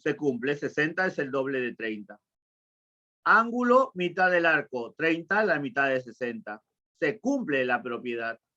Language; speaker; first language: Spanish; native; Spanish